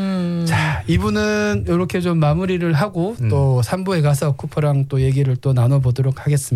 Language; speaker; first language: Korean; native; Korean